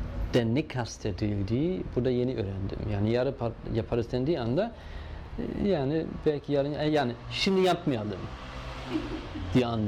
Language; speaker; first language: Turkish; non-native, fluent; German